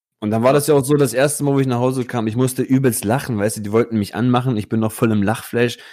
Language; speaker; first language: German; early bilingual, other home language; Italian